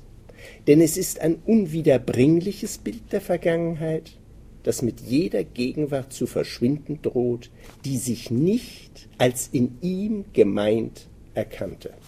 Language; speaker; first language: German; native; German